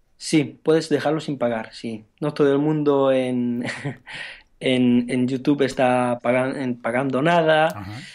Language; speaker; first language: Spanish; non-native, fluent; Romanian